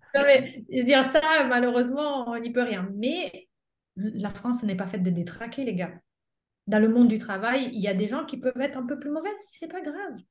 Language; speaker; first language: French; non-native, fluent; Italian